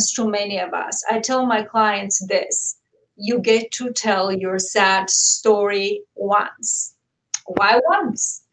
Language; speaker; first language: English; non-native, fluent; Bulgarian